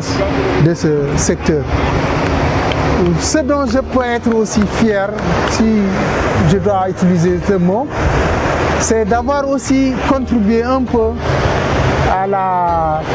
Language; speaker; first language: French; non-native, local second language; Wolof